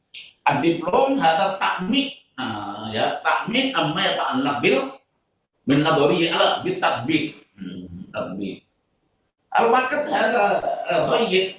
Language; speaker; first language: Arabic; non-native, fluent; Indonesian